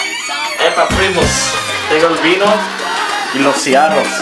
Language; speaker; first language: Spanish; non-native, learner; English